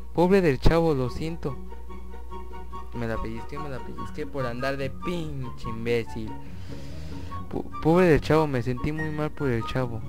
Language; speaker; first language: Spanish; native; Spanish